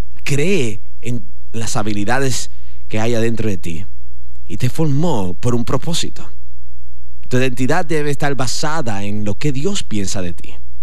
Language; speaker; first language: Spanish; native; Spanish